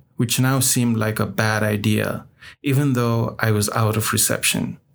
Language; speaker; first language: English; non-native, local second language; Nepali